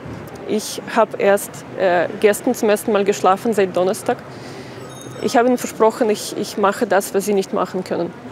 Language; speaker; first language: German; non-native, fluent; Ukrainian